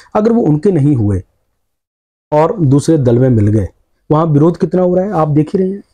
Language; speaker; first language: Hindi; native; Hindi